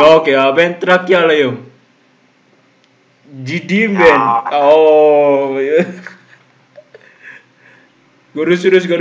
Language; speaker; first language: Turkish; non-native, learner; Indonesian